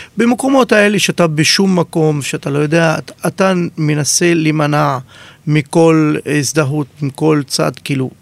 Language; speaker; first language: Hebrew; non-native, local second language; Arabic